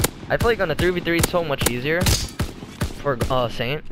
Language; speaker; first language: English; native; English